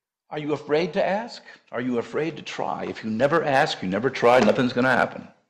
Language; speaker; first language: English; native; English